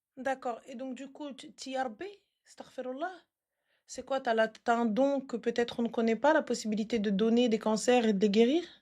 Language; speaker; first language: French; native; French